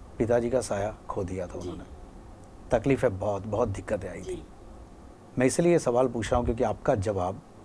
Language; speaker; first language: Hindi; non-native, local second language; Gujarati